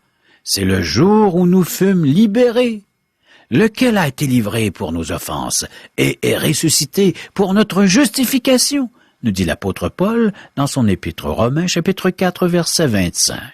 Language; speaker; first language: French; native; French